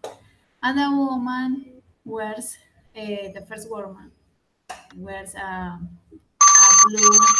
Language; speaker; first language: English; non-native, learner; Spanish